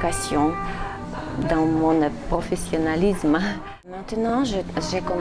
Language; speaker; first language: French; non-native, fluent; Russian